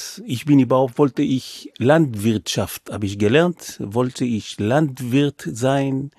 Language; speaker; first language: German; non-native, fluent; Hebrew